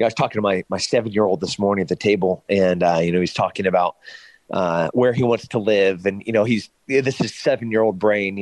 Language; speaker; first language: English; native; English